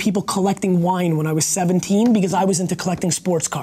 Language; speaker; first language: English; early bilingual, other home language; Russian